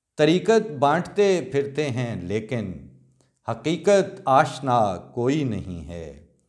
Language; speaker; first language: Urdu; non-native, local second language; Punjabi